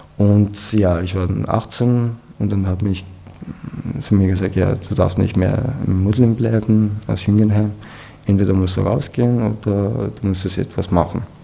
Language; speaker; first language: German; non-native, learner; Persian